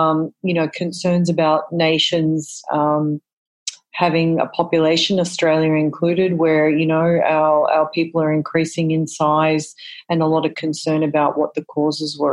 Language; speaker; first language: English; native; English